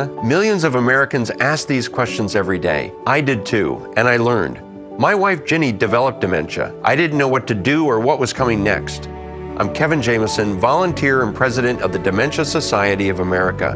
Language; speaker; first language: English; native; English